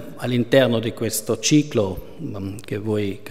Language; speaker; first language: Italian; non-native, local second language; German